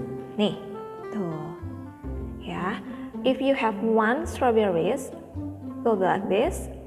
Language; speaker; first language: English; non-native, fluent; Indonesian